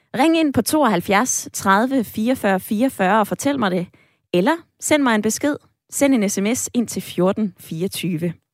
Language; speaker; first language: Danish; native; Danish